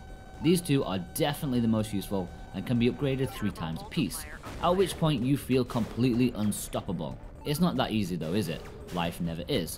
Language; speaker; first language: English; native; English